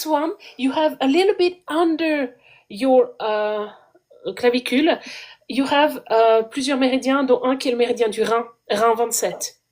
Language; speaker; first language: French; native; French